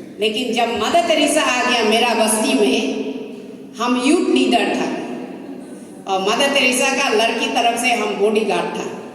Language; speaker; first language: Hindi; non-native, local second language; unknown